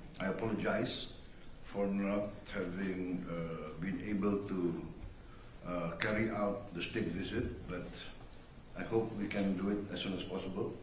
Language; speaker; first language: English; non-native, fluent; Indonesian